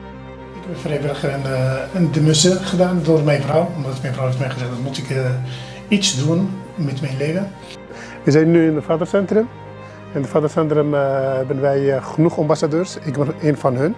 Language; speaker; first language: Dutch; non-native, fluent; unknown